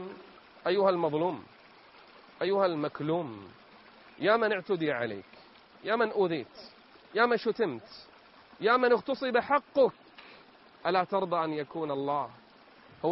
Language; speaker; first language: Arabic; native; Arabic